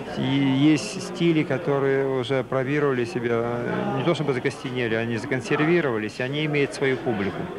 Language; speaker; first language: Russian; native; Russian